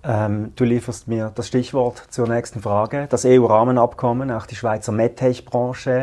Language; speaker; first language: German; native; German